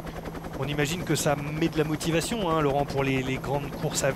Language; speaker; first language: French; native; French